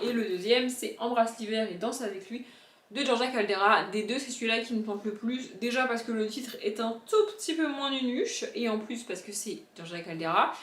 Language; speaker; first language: French; native; French